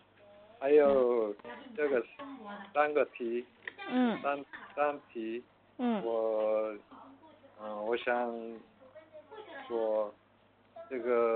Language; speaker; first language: Chinese; non-native, learner; Korean